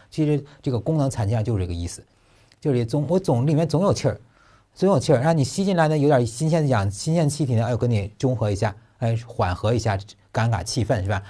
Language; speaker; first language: Chinese; native; Chinese